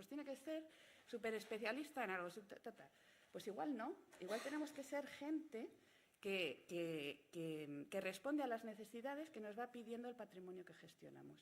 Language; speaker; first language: Spanish; native; Spanish